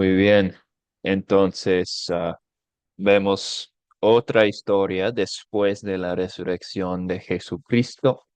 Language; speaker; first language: Spanish; non-native, fluent; English